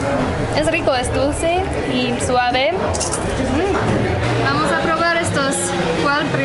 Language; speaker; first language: Spanish; non-native, learner; English